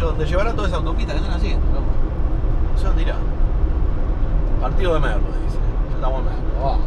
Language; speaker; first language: Spanish; native; Spanish